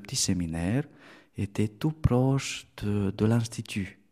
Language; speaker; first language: French; non-native, fluent; Romanian